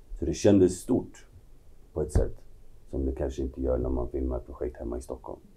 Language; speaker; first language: Swedish; early bilingual, other home language; Kurdish